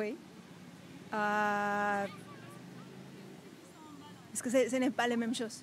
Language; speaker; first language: French; non-native, learner; Spanish